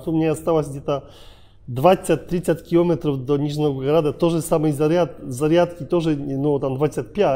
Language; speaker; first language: Russian; non-native, learner; Polish